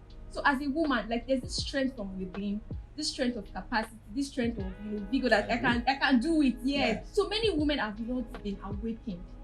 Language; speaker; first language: English; non-native, local second language; Yoruba